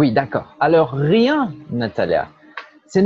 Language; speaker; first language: French; non-native, fluent; Portuguese